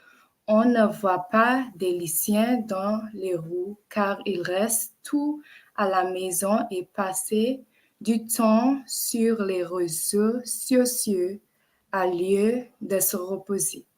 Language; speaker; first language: French; non-native, learner; English